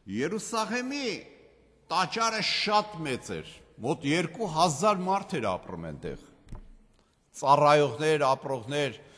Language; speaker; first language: Armenian; native; Armenian